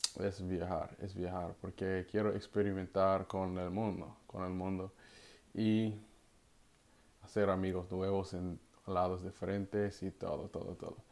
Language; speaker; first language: Spanish; non-native, learner; English